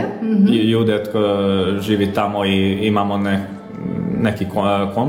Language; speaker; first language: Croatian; non-native, local second language; Hungarian